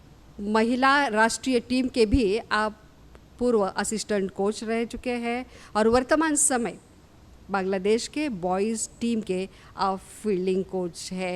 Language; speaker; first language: Hindi; native; Hindi